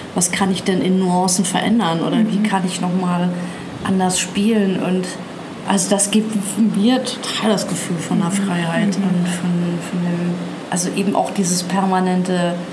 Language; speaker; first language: German; native; German